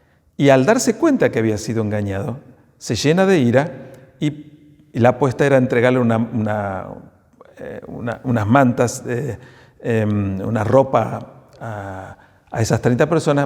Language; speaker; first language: Spanish; native; Spanish